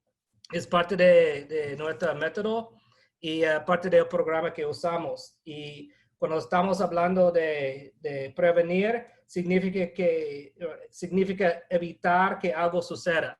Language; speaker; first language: Spanish; non-native, fluent; English